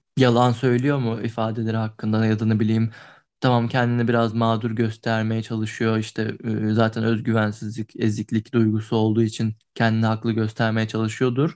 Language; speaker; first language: Turkish; native; Turkish